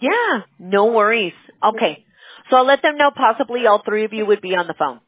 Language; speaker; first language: English; early bilingual, other home language; Spanish